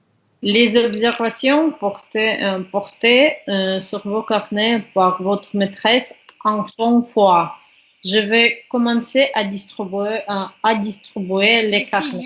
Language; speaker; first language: French; non-native, learner; Russian